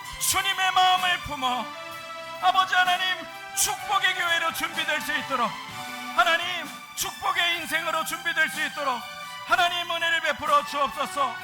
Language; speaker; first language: Korean; native; Korean